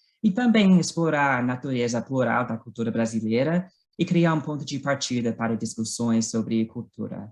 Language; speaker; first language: Portuguese; non-native, fluent; English